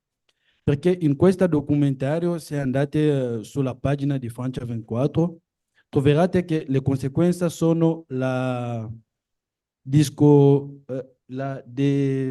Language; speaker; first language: Italian; non-native, learner; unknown